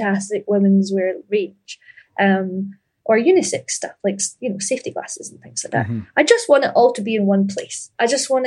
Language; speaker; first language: English; native; English